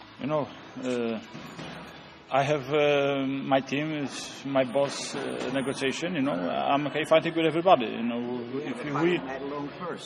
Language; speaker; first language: English; non-native, learner; Polish